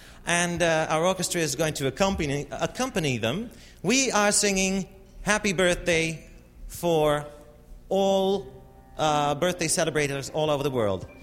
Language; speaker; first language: English; non-native, fluent; Dutch